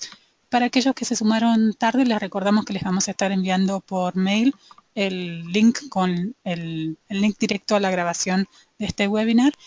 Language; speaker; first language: Spanish; native; Spanish